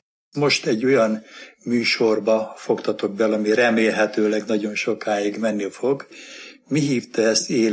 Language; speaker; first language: Hungarian; native; Hungarian